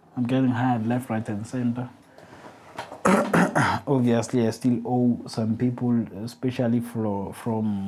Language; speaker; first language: English; non-native, local second language; Zulu